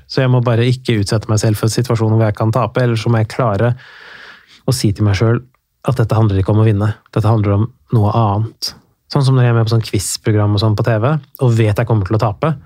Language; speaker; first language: Norwegian; early bilingual, other home language; Persian